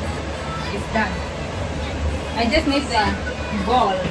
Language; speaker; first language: English; non-native, learner; Indonesian